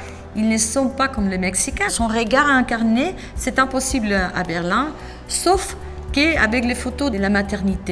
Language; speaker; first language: French; non-native, fluent; Spanish